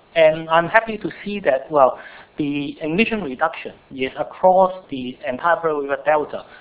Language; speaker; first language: English; non-native, local second language; Cantonese